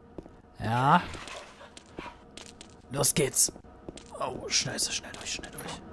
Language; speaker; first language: German; native; German